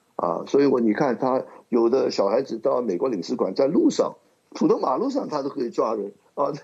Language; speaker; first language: Chinese; non-native, local second language; Cantonese